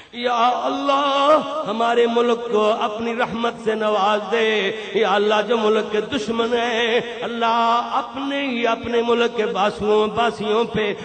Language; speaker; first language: Urdu; non-native, local second language; Punjabi